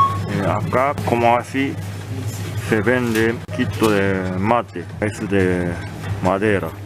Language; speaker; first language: Spanish; non-native, fluent; Japanese